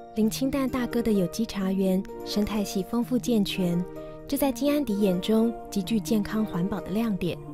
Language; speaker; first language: Chinese; native; Chinese